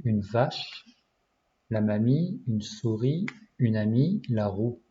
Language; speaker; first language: French; non-native, learner; Japanese